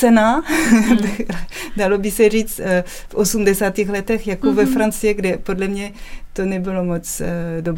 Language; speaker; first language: Czech; non-native, fluent; French